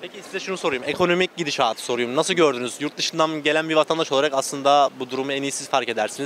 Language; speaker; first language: Turkish; native; Turkish